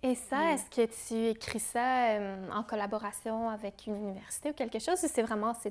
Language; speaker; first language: French; native; French